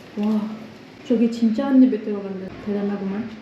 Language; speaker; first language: Korean; non-native, fluent; Indonesian